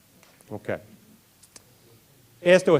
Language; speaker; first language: Spanish; non-native, learner; English